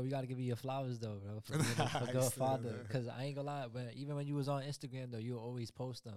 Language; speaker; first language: English; native; English